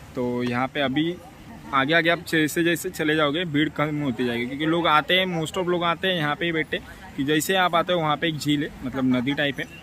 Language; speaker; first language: Hindi; non-native, local second language; Marathi